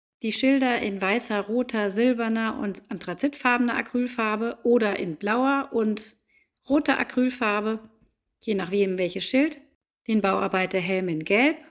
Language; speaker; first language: German; native; German